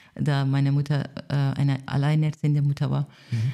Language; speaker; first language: German; non-native, fluent; Persian